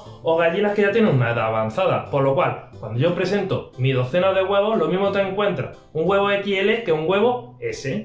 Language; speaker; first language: Spanish; native; Spanish